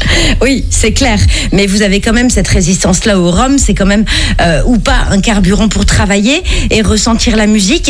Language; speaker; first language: French; native; French